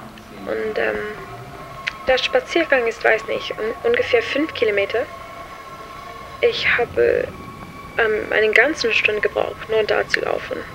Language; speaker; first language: German; non-native, learner; English